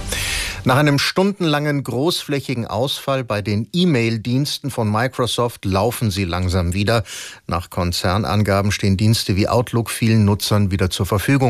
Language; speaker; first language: German; native; German